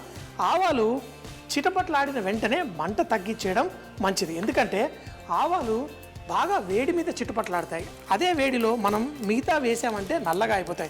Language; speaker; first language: Telugu; native; Telugu